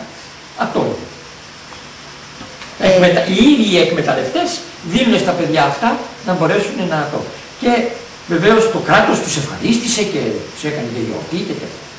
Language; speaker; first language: Greek; native; Greek